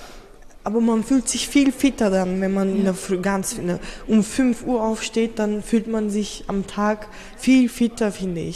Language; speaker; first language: German; early bilingual, other home language; Turkish